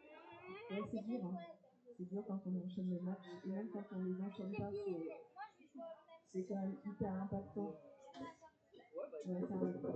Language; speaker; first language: French; native; French